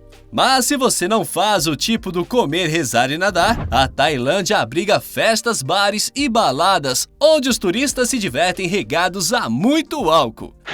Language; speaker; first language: Portuguese; native; Portuguese